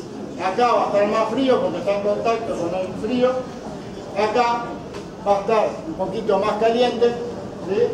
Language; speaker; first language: Spanish; native; Spanish